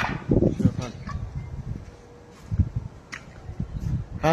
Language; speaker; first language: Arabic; non-native, learner; Hindi